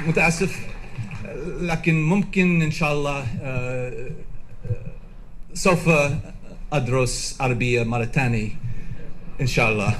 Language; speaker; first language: Arabic; non-native, learner; English